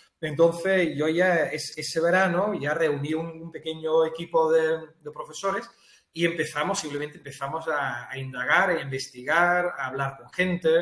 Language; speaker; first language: Spanish; non-native, fluent; Dutch